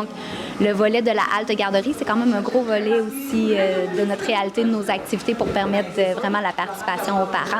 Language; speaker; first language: French; native; French